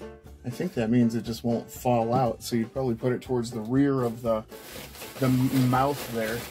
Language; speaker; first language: English; native; English